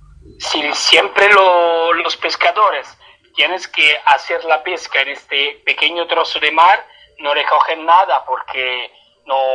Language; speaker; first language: Spanish; non-native, fluent; Italian